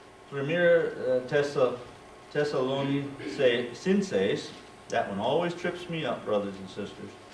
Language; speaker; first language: English; native; English